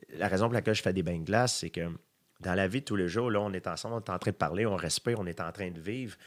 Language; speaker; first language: French; native; French